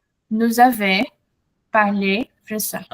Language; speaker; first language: French; non-native, learner; Portuguese